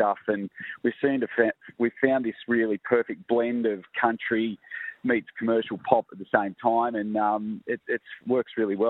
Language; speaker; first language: English; native; English